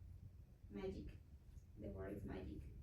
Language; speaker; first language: English; non-native, learner; Spanish